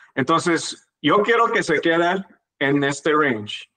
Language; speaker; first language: Spanish; non-native, fluent; English